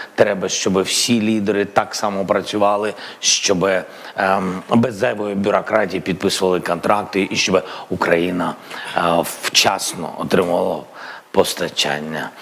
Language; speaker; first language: Ukrainian; non-native, local second language; Russian